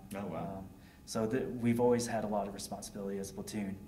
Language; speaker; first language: English; native; English